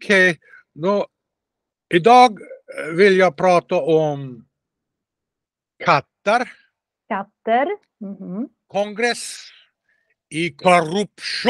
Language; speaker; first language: Swedish; non-native, learner; Russian